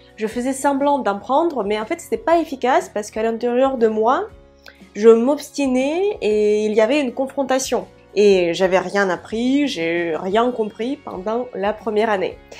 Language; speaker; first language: French; non-native, fluent; Russian